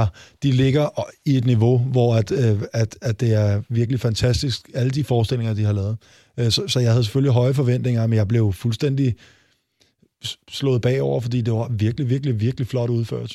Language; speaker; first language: Danish; native; Danish